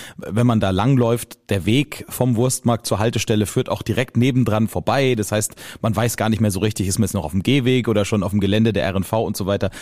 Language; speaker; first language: German; native; German